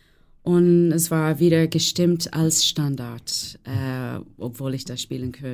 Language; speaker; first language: German; non-native, learner; English